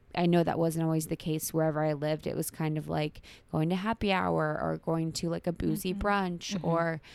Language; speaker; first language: English; native; English